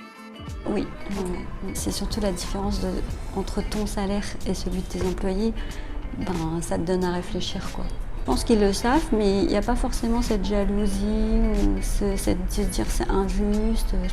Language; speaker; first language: French; early bilingual, other home language; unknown